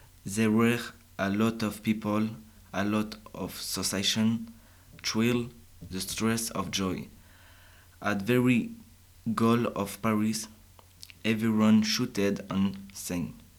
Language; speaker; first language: English; non-native, learner; French